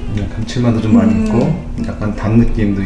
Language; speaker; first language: Korean; native; Korean